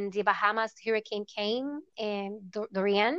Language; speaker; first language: English; non-native, fluent; Spanish